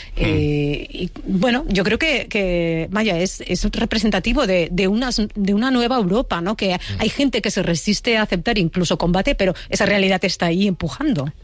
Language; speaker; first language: Spanish; native; Spanish